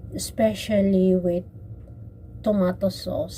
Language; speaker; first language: English; non-native, local second language; Filipino